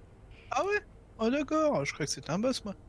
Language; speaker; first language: French; native; French